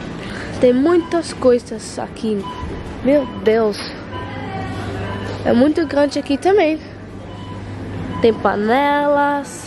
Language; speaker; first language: Portuguese; non-native, learner; Dutch